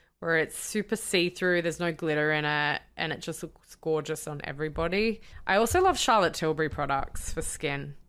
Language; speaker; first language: English; native; English